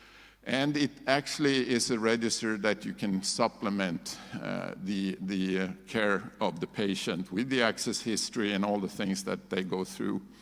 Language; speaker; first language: English; non-native, fluent; Swedish